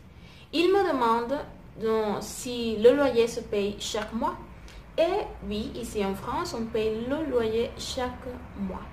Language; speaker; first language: French; non-native, fluent; Spanish